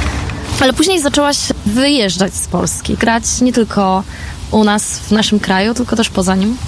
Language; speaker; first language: Polish; native; Polish